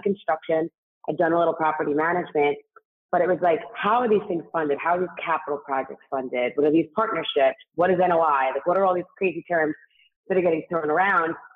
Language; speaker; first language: English; native; English